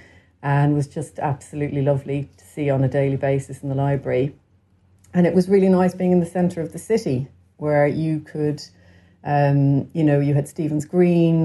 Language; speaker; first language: English; native; English